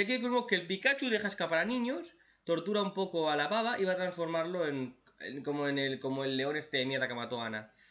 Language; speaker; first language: Spanish; native; Spanish